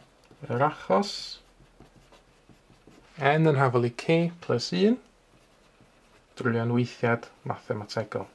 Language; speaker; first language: Welsh; native; Welsh